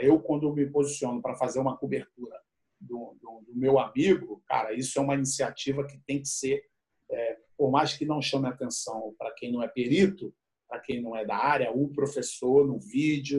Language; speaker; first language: Portuguese; native; Portuguese